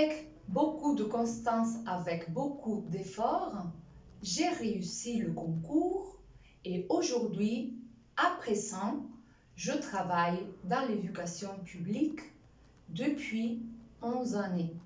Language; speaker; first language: French; non-native, fluent; Spanish